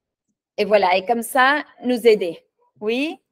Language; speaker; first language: French; non-native, fluent; Spanish